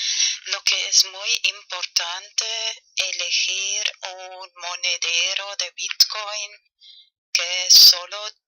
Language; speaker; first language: Spanish; non-native, fluent; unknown